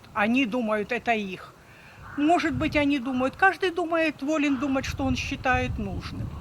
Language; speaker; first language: Russian; native; Russian